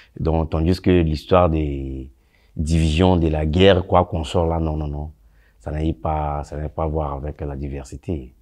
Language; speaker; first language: French; non-native, local second language; Sango